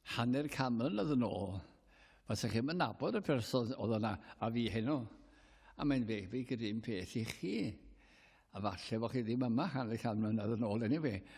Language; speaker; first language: Welsh; native; Welsh